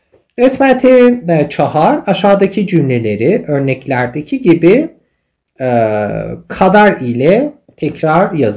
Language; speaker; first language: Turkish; non-native, fluent; Persian